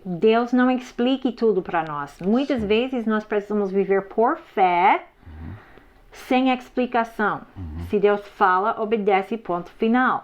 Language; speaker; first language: Portuguese; non-native, fluent; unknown